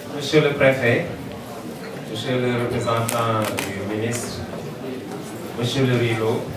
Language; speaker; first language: French; non-native, local second language; Wolof